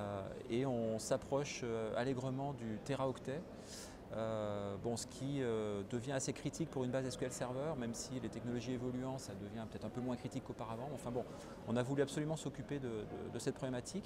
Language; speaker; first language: French; native; French